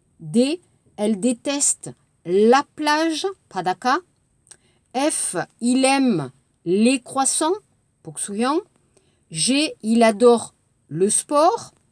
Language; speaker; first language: French; native; French